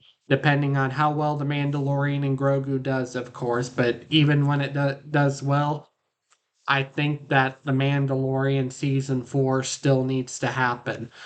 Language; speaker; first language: English; native; English